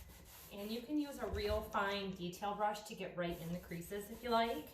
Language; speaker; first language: English; native; English